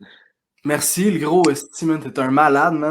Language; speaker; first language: French; native; French